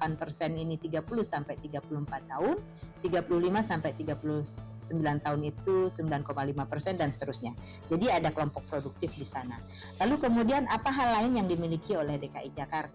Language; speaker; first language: Indonesian; native; Indonesian